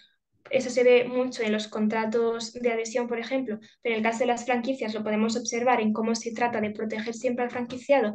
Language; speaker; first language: Spanish; native; Spanish